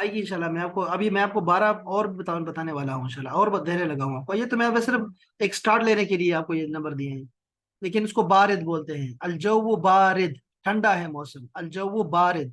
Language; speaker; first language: Urdu; native; Urdu